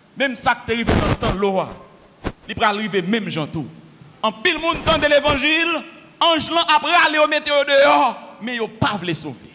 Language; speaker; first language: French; non-native, local second language; Haitian Creole